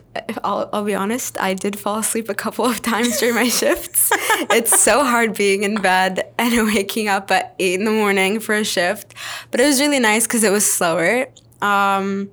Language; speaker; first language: English; non-native, fluent; Arabic